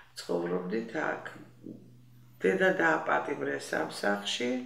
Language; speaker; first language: Georgian; native; Georgian